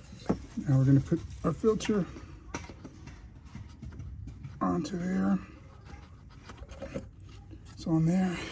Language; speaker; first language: English; native; English